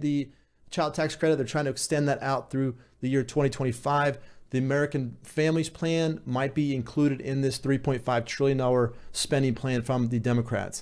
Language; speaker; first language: English; native; English